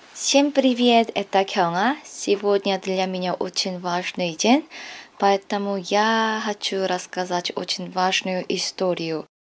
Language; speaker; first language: Russian; non-native, fluent; Korean